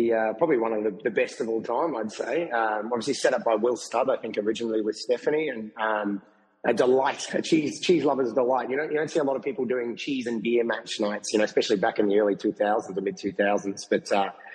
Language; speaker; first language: English; native; English